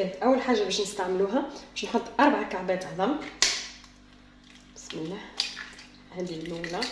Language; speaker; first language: Arabic; native; Arabic